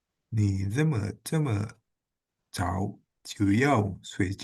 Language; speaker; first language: Chinese; non-native, learner; Indonesian